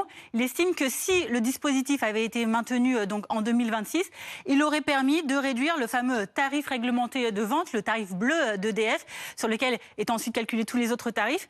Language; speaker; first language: French; native; French